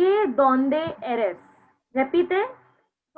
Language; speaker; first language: Spanish; non-native, learner; Hindi